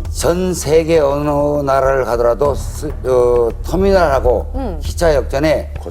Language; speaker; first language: Korean; native; Korean